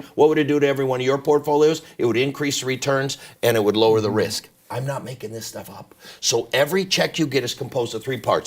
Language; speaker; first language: English; native; English